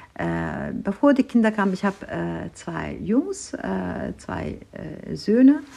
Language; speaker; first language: German; non-native, fluent; Turkish